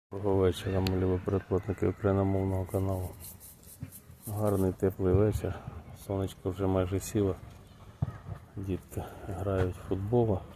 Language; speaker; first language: Ukrainian; native; Ukrainian